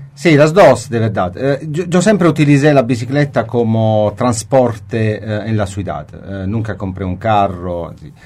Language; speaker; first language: Spanish; non-native, fluent; Italian